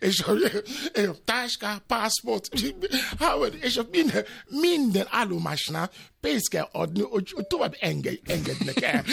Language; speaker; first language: Hungarian; non-native, learner; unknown